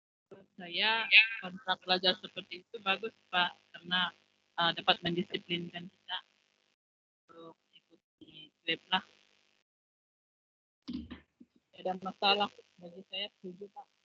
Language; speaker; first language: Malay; non-native, local second language; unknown